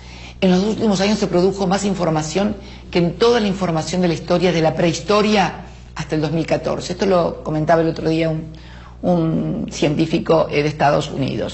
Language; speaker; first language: Spanish; native; Spanish